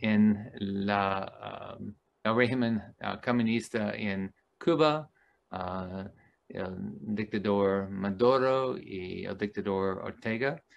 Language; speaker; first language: Spanish; non-native, learner; English